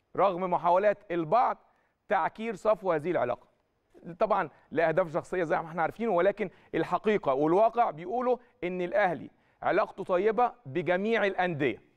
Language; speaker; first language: Arabic; native; Arabic